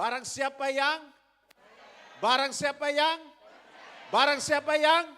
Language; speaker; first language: Indonesian; non-native, fluent; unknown